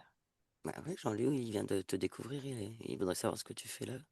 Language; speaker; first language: French; native; French